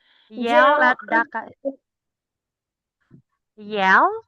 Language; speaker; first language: English; non-native, fluent; Cebuano